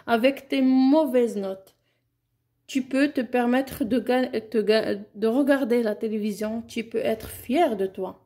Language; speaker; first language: French; non-native, local second language; Arabic